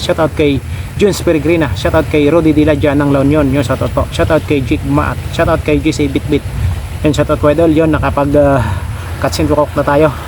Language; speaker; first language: Filipino; native; Filipino